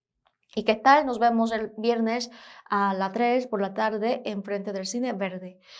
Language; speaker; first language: Spanish; non-native, fluent; Korean